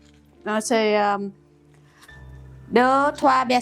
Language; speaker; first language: French; non-native, learner; Vietnamese